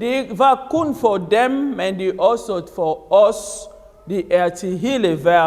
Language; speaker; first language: Danish; non-native, fluent; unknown